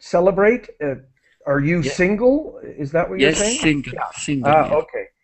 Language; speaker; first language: English; native; English